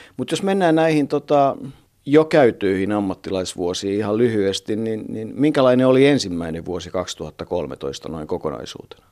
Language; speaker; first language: Finnish; native; Finnish